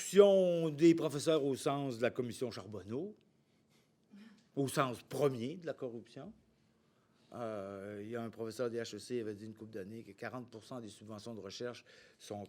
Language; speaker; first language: French; native; French